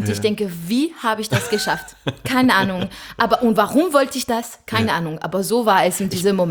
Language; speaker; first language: German; non-native, fluent; French